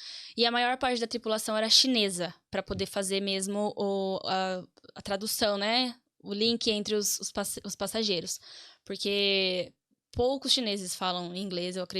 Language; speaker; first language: Portuguese; native; Portuguese